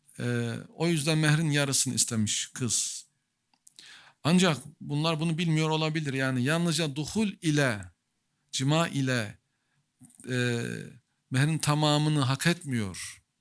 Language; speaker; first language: Turkish; native; Turkish